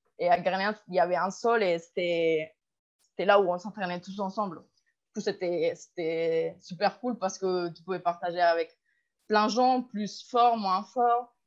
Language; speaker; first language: French; non-native, fluent; Spanish